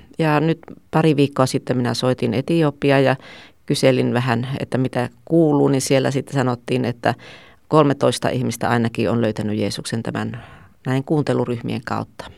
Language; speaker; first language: Finnish; native; Finnish